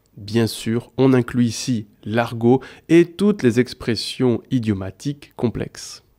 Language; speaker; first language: French; native; French